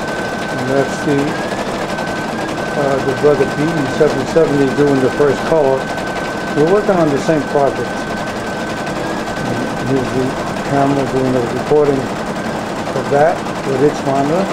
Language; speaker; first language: English; native; English